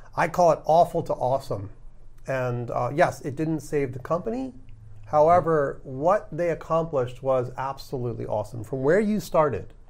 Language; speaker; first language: English; early bilingual, other home language; Ukrainian